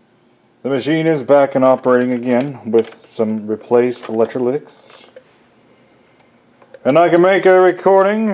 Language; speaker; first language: English; native; English